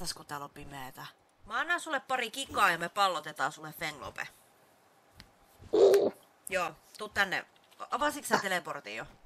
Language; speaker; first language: Finnish; native; Finnish